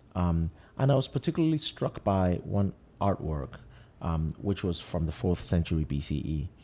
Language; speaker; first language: English; non-native, local second language; Yoruba